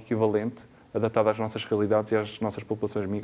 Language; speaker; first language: Portuguese; native; Portuguese